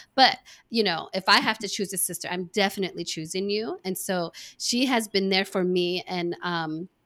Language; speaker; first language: English; native; English